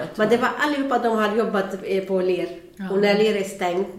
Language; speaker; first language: Swedish; non-native, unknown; Arabic